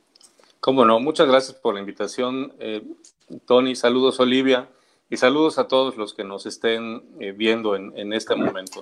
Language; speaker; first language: Spanish; native; Spanish